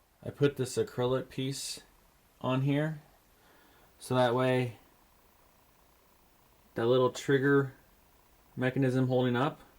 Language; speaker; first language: English; native; English